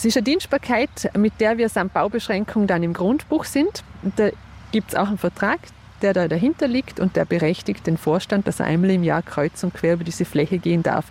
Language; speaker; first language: German; native; German